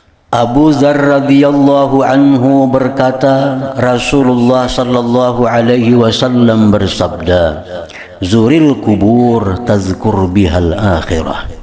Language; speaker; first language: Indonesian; non-native, local second language; Banjar